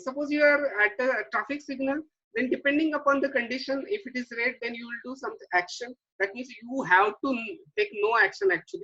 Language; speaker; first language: English; non-native, local second language; Marathi